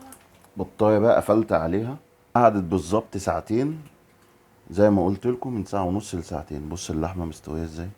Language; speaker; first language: Arabic; native; Arabic